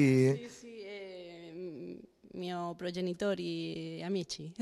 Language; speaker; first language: Italian; non-native, learner; Spanish